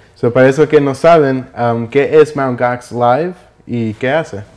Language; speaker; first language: Spanish; early bilingual, heritage; Spanish